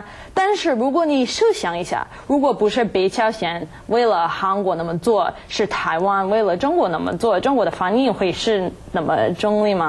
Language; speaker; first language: Chinese; non-native, fluent; English